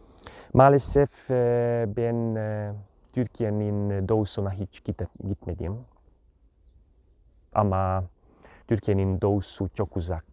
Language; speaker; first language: Turkish; non-native, learner; Hungarian